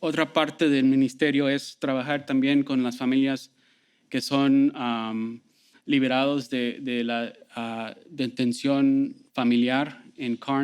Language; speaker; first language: Spanish; early bilingual, heritage; Spanish